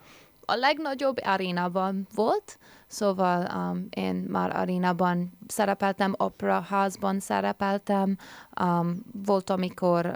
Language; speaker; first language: Hungarian; early bilingual, heritage; English